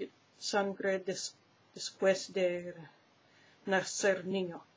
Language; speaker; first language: Spanish; non-native, learner; English